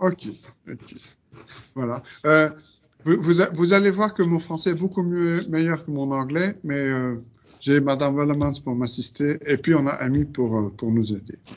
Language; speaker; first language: French; non-native, fluent; Dutch